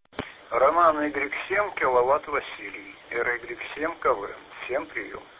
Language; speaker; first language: Russian; native; Russian